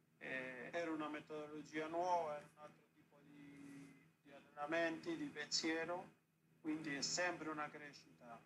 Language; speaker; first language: Italian; non-native, fluent; Spanish